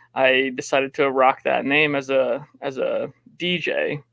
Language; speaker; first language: English; native; English